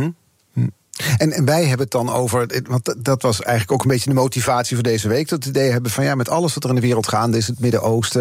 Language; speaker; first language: Dutch; native; Dutch